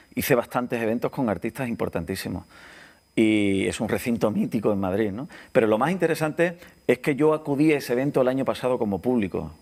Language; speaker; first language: Spanish; native; Spanish